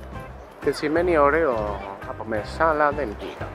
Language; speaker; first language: Greek; non-native, learner; Spanish